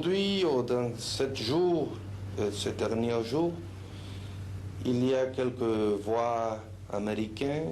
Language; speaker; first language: French; non-native, fluent; Spanish